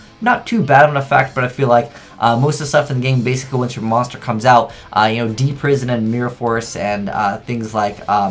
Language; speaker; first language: English; native; English